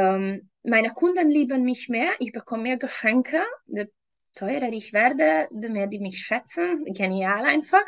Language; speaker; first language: German; non-native, fluent; Hungarian